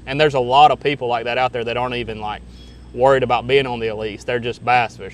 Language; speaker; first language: English; native; English